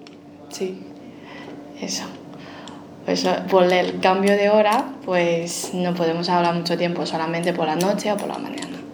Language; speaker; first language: Spanish; non-native, fluent; Chinese